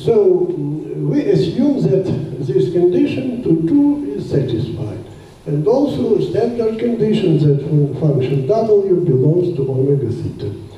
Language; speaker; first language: English; non-native, fluent; Russian